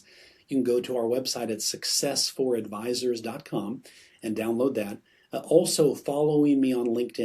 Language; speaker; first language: English; native; English